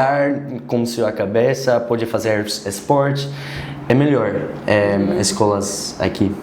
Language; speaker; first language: Portuguese; non-native, learner; Dutch